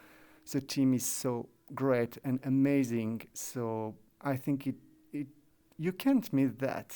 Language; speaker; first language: English; non-native, fluent; French